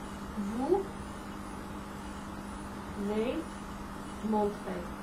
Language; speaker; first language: French; non-native, fluent; English